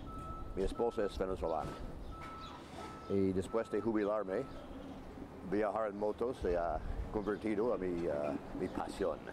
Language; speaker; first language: Spanish; non-native, fluent; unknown